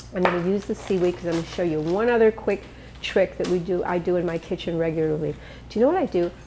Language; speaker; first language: English; native; English